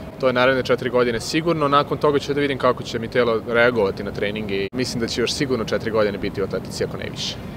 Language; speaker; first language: Serbian; non-native, local second language; Rusyn